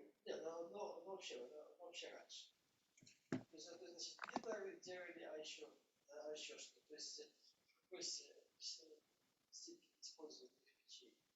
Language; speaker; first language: Russian; native; Russian